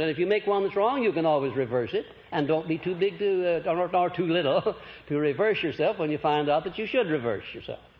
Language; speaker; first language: English; native; English